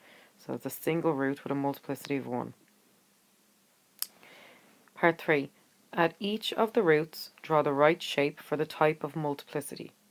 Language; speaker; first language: English; native; English